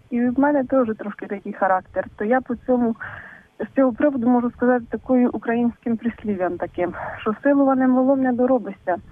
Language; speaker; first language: Ukrainian; native; Ukrainian